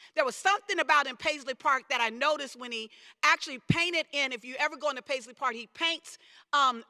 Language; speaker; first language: English; native; English